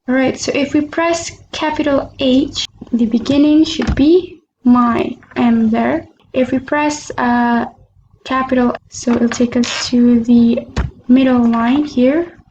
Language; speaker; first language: English; non-native, local second language; Malay